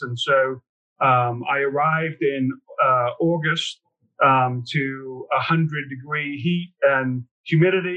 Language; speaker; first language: English; native; English